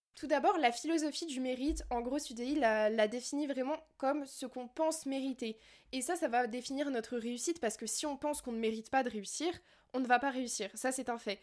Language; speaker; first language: French; native; French